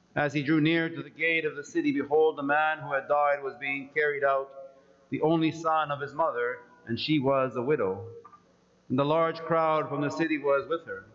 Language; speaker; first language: English; early bilingual, other home language; Greek